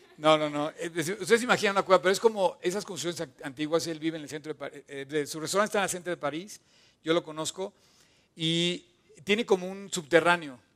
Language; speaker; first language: Spanish; native; Spanish